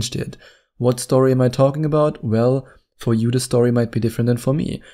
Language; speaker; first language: English; non-native, fluent; German